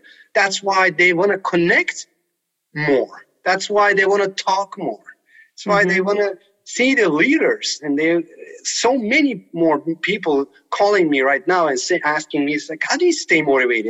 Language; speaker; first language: English; non-native, fluent; Turkish